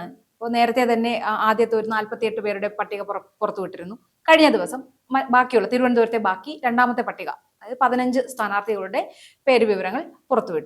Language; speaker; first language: Malayalam; native; Malayalam